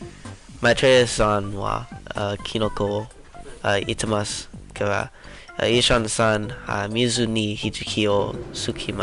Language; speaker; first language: Japanese; non-native, learner; English